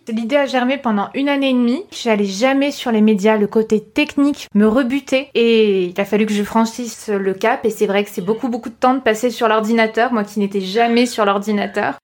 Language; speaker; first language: French; native; French